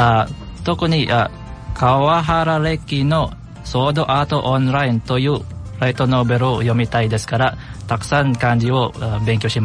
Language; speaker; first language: Japanese; non-native, learner; Bikol